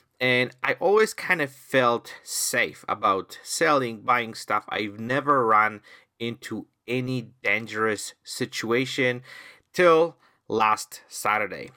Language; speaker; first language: English; non-native, fluent; Polish